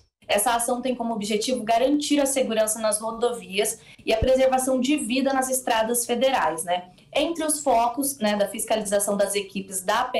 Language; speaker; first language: Portuguese; native; Portuguese